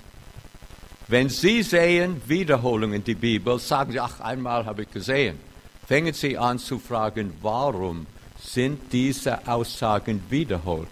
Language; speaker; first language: German; non-native, fluent; English